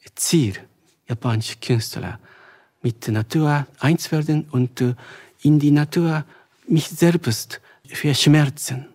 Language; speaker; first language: German; non-native, fluent; Japanese